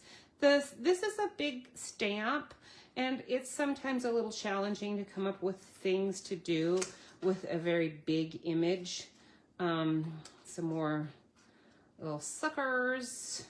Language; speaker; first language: English; native; English